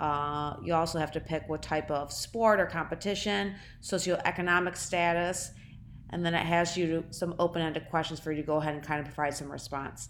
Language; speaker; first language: English; native; English